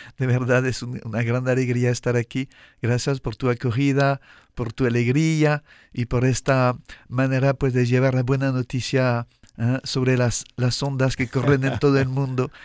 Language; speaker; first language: Spanish; non-native, fluent; French